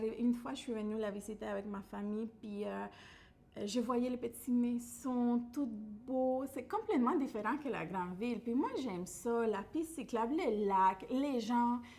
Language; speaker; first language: French; non-native, fluent; Spanish